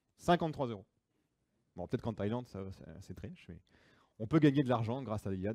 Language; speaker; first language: French; native; French